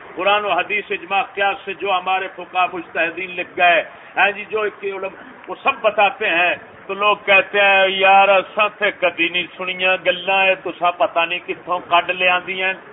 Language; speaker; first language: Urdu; non-native, local second language; Punjabi